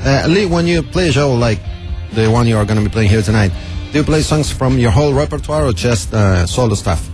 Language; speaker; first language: English; non-native, fluent; Spanish